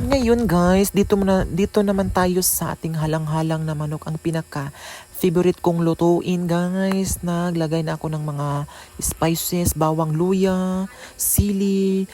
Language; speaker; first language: Filipino; non-native, local second language; Cebuano